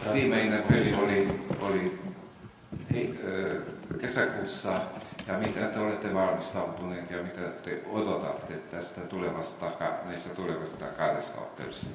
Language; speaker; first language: Finnish; non-native, fluent; Romanian